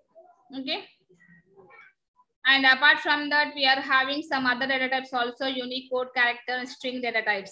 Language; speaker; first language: English; non-native, local second language; Telugu